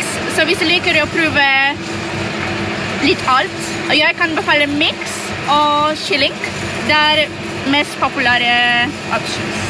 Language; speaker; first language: Swedish; non-native, learner; Polish